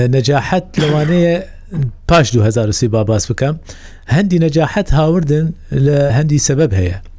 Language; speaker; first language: Central Kurdish; non-native, local second language; Southern Kurdish